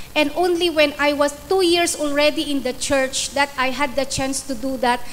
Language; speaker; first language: English; non-native, local second language; Iloko